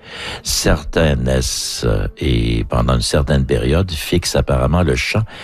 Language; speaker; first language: French; native; French